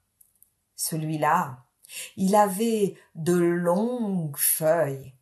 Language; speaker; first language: French; native; French